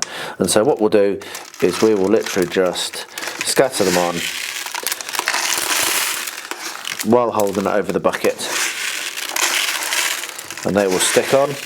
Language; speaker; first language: English; native; English